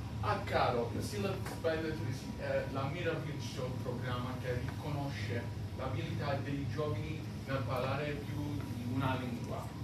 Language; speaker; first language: Italian; non-native, learner; English